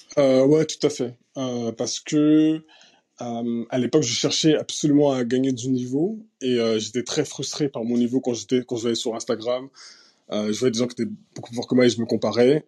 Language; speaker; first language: French; early bilingual, other home language; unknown